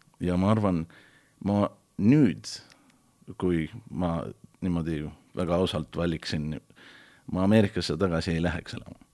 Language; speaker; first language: Estonian; early bilingual, heritage; Estonian